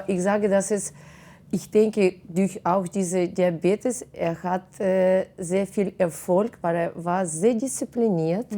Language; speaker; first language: German; non-native, fluent; Russian